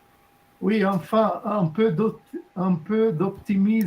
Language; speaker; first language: French; non-native, fluent; Portuguese